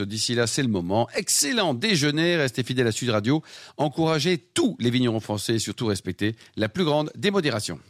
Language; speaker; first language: French; native; French